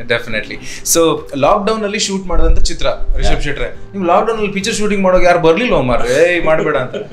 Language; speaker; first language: Kannada; native; Kannada